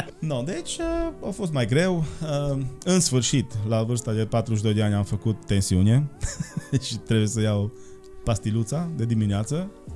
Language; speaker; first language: Romanian; non-native, local second language; Hungarian